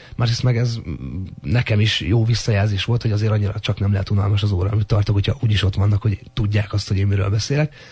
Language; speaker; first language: Hungarian; native; Hungarian